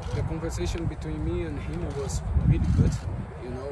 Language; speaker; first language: English; non-native, learner; Portuguese